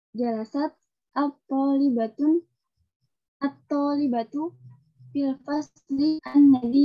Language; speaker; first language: Arabic; non-native, learner; Indonesian